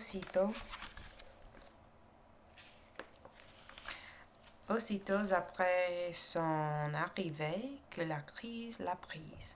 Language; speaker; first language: French; non-native, learner; English